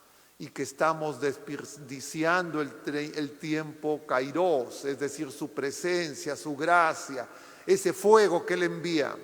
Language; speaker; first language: Spanish; native; Spanish